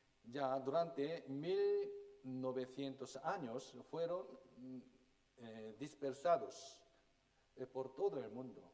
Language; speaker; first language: Spanish; non-native, fluent; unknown